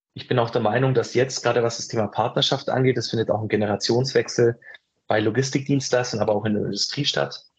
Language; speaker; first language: German; native; German